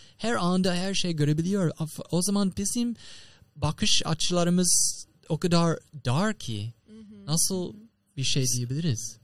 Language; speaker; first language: Turkish; non-native, fluent; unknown